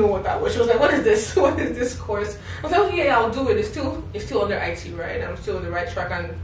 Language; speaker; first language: English; non-native, local second language; Igbo